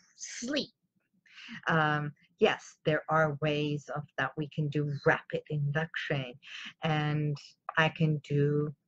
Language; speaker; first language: English; non-native, fluent; Armenian